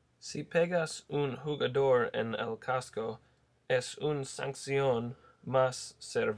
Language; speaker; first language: Spanish; non-native, learner; English